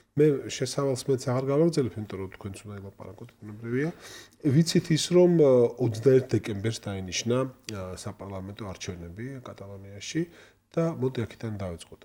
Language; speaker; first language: Georgian; native; Georgian